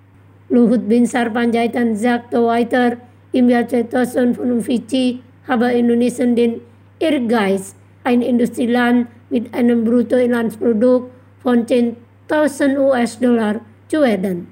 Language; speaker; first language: German; non-native, fluent; Indonesian